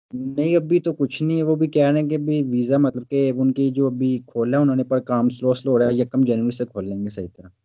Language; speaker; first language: Urdu; non-native, local second language; Punjabi